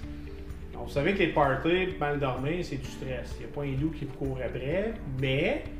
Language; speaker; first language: French; native; French